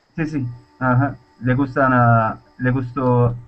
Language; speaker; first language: Spanish; non-native, learner; Turkish